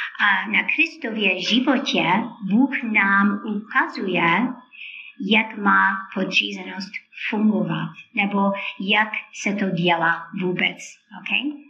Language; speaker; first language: Czech; non-native, fluent; English